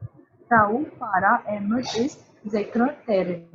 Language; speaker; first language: German; non-native, learner; Hindi